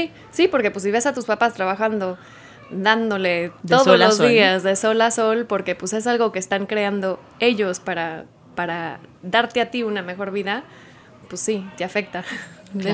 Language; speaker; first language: Spanish; early bilingual, heritage; Spanish